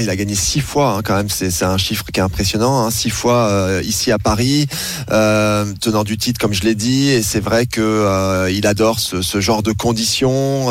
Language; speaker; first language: French; native; French